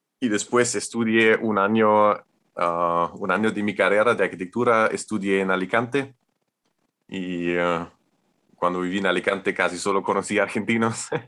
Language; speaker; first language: Spanish; non-native, fluent; German